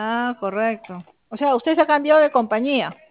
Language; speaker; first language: Spanish; native; Spanish